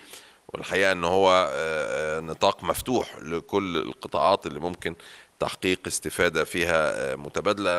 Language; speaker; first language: Arabic; native; Arabic